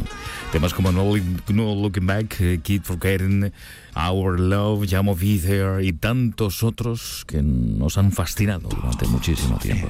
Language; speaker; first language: Spanish; native; Spanish